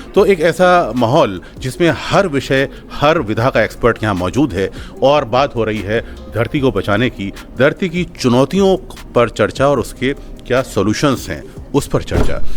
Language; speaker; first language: Hindi; native; Hindi